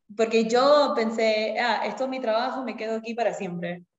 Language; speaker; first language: Spanish; native; Spanish